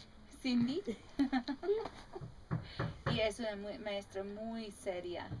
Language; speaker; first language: Spanish; non-native, fluent; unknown